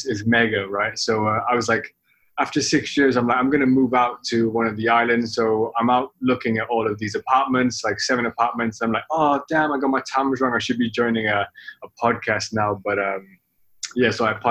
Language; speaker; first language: English; native; English